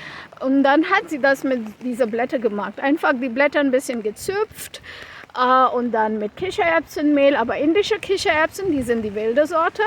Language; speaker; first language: German; non-native, fluent; Konkani